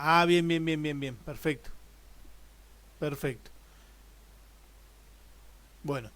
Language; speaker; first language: Spanish; native; Spanish